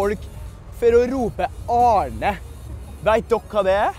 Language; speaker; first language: Norwegian; native; Norwegian